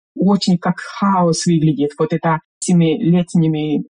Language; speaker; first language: Russian; non-native, fluent; Hungarian